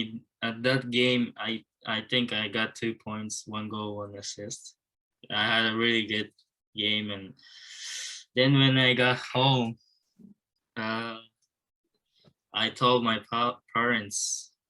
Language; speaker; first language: English; non-native, learner; Japanese